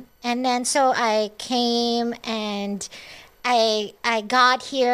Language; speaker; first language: English; non-native, local second language; Cebuano